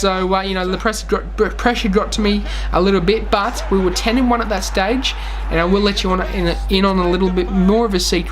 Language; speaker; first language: English; native; English